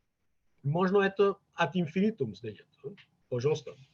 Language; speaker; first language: Russian; non-native, fluent; Catalan